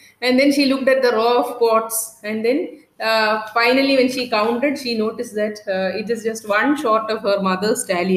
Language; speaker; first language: English; non-native, local second language; Malayalam